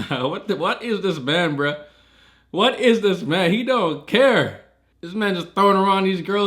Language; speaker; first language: English; native; English